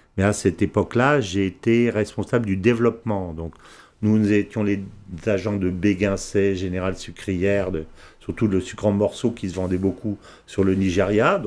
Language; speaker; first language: French; early bilingual, heritage; French